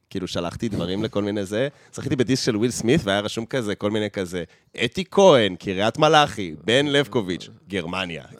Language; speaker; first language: Hebrew; native; Hebrew